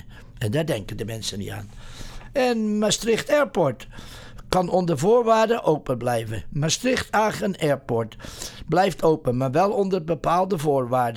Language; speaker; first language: Dutch; native; Dutch